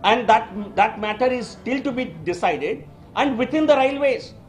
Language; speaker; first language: English; non-native, local second language; Telugu